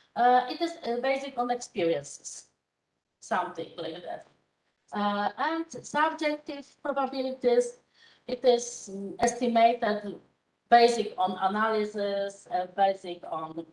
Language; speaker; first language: English; non-native, fluent; Polish